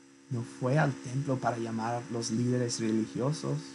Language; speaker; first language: Spanish; non-native, fluent; English